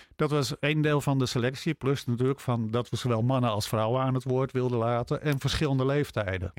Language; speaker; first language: Dutch; native; Dutch